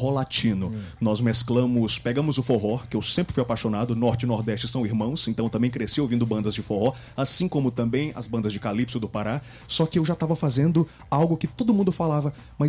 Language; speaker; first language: Portuguese; native; Portuguese